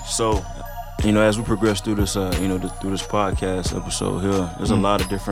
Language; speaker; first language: English; native; English